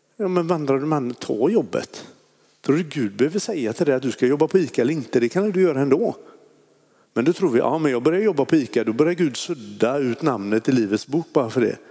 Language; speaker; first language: Swedish; native; Swedish